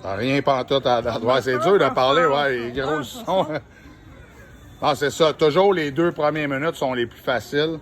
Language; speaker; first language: French; native; French